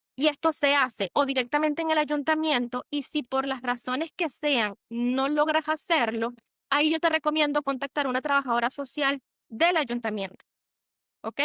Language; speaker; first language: Spanish; native; Spanish